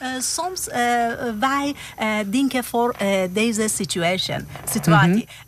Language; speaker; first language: Dutch; non-native, learner; Persian